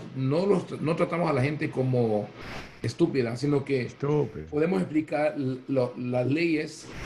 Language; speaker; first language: Spanish; non-native, fluent; Hebrew